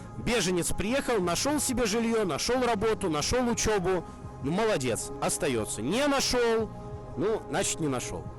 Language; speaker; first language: Russian; native; Russian